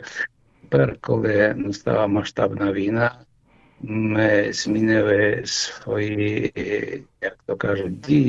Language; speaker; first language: Ukrainian; early bilingual, heritage; Ukrainian